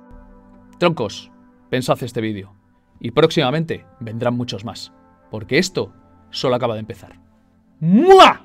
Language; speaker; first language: Spanish; native; Spanish